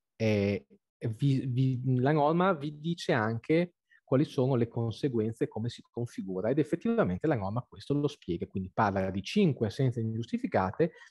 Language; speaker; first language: Italian; native; Italian